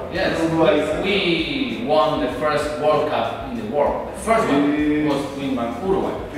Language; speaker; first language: English; non-native, learner; Spanish